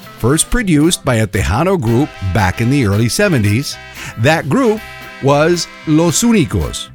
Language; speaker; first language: English; early bilingual, other home language; Spanish